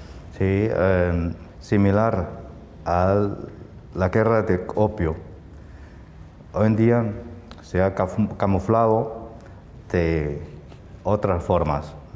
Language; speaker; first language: Spanish; non-native, fluent; Chinese